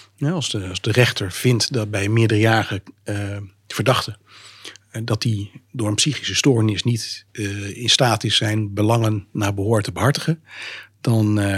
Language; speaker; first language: Dutch; native; Dutch